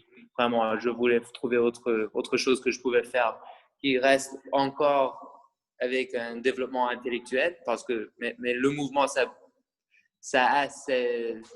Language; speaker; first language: French; non-native, fluent; English